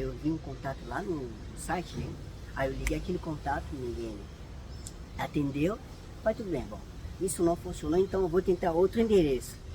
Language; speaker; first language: Portuguese; non-native, fluent; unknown